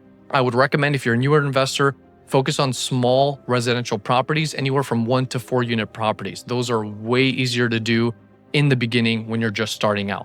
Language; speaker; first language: English; native; English